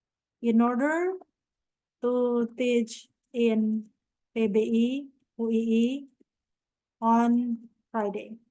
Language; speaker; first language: English; non-native, fluent; Indonesian